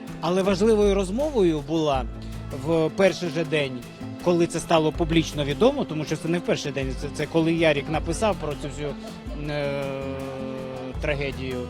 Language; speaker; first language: Ukrainian; native; Ukrainian